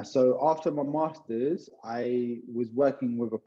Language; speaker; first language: English; native; English